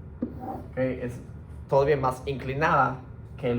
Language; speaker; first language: Spanish; early bilingual, heritage; Spanish